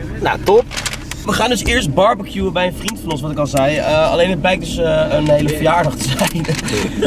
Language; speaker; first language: Dutch; native; Dutch